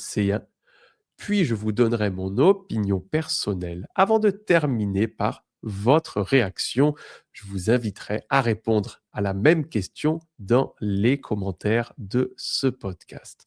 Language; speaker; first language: French; native; French